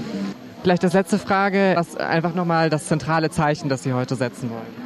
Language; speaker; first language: German; native; German